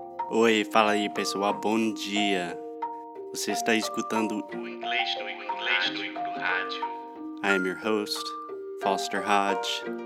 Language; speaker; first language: Portuguese; non-native, fluent; English